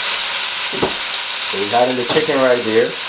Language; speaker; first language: English; native; English